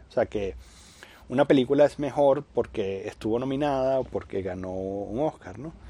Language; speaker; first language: Spanish; native; Spanish